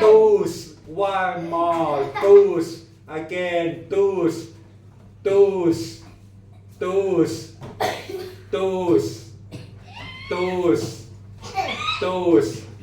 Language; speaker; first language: English; non-native, fluent; Thai